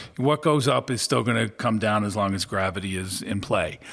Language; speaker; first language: English; native; English